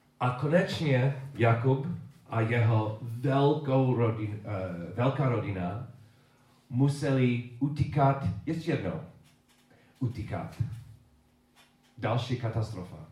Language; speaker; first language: Czech; non-native, learner; English